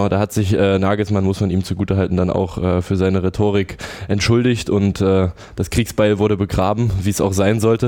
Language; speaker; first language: German; native; German